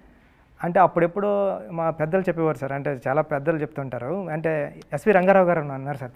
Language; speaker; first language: Telugu; native; Telugu